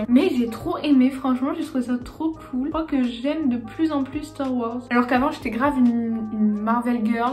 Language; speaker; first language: French; native; French